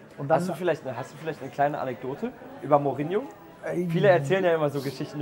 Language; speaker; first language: German; native; German